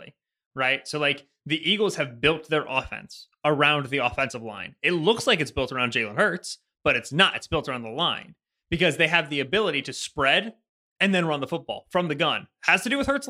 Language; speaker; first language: English; native; English